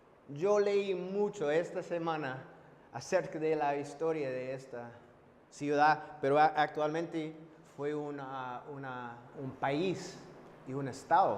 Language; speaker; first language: Spanish; non-native, fluent; English